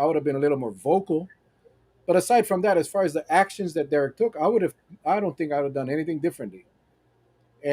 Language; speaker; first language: English; native; English